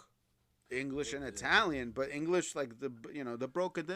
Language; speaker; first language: English; native; English